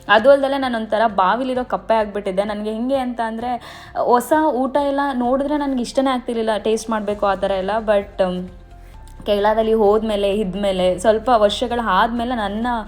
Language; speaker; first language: Kannada; native; Kannada